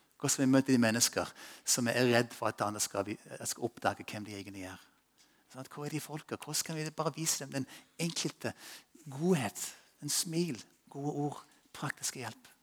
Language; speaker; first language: Norwegian; non-native, fluent; English